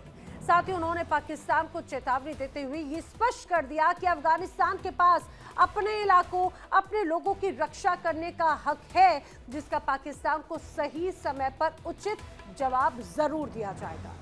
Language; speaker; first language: Hindi; native; Hindi